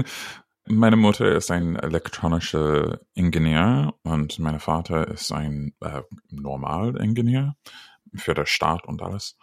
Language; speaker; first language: German; non-native, fluent; English